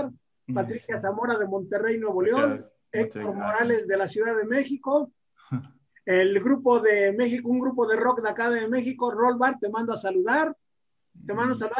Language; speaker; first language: Spanish; native; Spanish